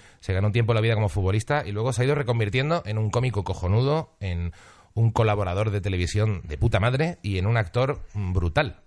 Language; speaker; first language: Spanish; native; Spanish